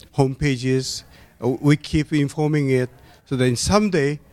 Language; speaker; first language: English; non-native, learner; Japanese